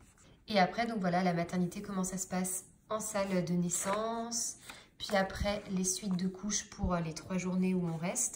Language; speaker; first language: French; native; French